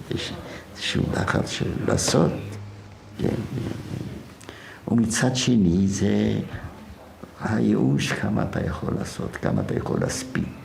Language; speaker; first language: Hebrew; non-native, fluent; German